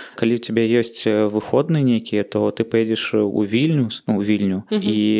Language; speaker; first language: Belarusian; non-native, local second language; Russian